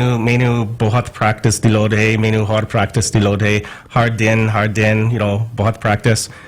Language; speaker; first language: Punjabi; non-native, learner; English